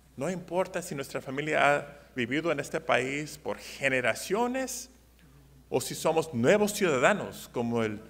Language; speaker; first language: Spanish; early bilingual, heritage; Spanish